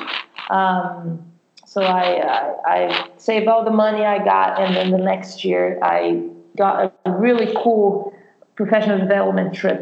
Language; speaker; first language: English; non-native, fluent; Portuguese